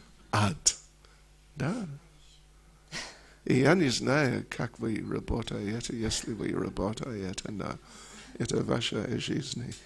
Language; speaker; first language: Russian; non-native, learner; English